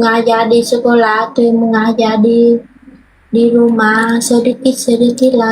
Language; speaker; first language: Indonesian; non-native, learner; Vietnamese